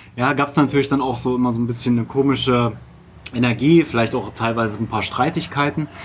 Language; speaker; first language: German; native; German